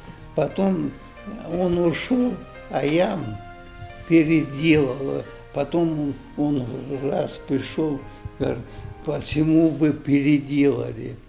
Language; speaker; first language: Russian; non-native, local second language; Ingush